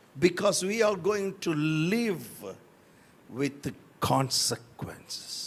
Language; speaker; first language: English; non-native, local second language; Tamil